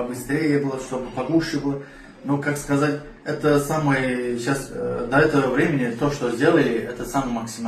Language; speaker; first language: Russian; non-native, learner; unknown